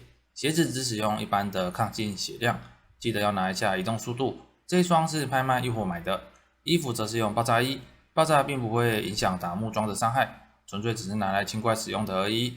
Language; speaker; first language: Chinese; native; Chinese